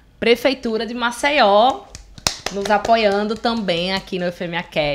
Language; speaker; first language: Portuguese; native; Portuguese